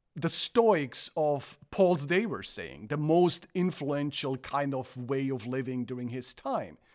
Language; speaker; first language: English; non-native, fluent; Croatian